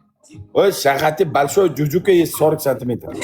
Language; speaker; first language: Russian; non-native, learner; Uzbek